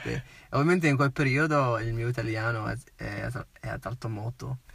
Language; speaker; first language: Italian; non-native, fluent; English